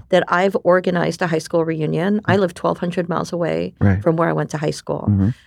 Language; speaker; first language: English; early bilingual, other home language; Japanese